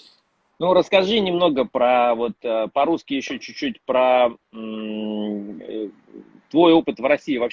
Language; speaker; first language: Russian; native; Russian